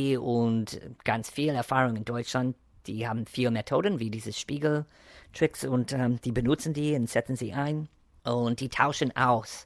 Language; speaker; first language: German; non-native, fluent; English